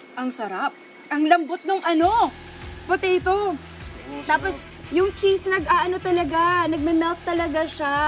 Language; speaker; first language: Filipino; native; Filipino